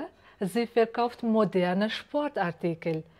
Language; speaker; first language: German; non-native, fluent; Uzbek